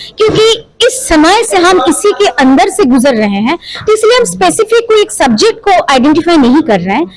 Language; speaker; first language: Hindi; native; Hindi